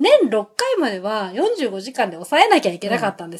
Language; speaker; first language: Japanese; native; Japanese